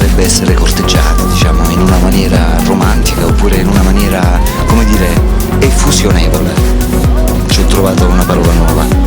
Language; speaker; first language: Italian; native; Italian